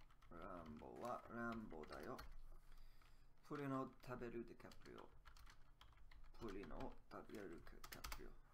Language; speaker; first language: Japanese; non-native, learner; English